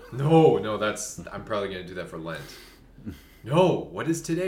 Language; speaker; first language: English; native; English